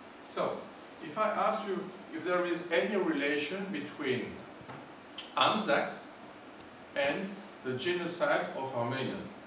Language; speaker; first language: English; non-native, fluent; Greek